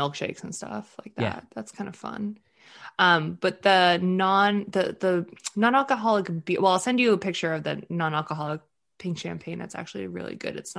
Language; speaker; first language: English; early bilingual, other home language; Russian